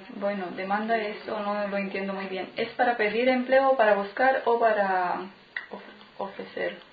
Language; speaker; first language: Spanish; non-native, fluent; Romanian